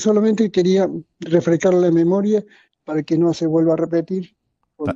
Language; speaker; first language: Spanish; native; Spanish